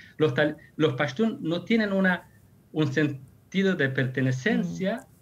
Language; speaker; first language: Spanish; non-native, fluent; Persian